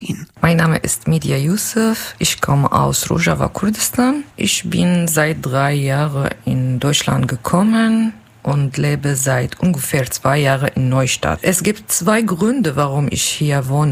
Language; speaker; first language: German; non-native, learner; Kurdish